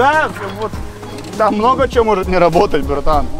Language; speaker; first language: Russian; native; Russian